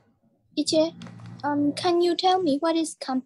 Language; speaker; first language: English; non-native, learner; Burmese